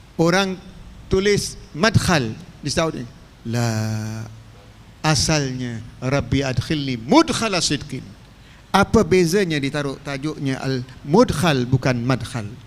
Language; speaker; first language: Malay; native; Malay